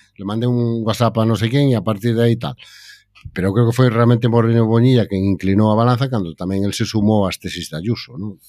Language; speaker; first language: Spanish; non-native, local second language; Galician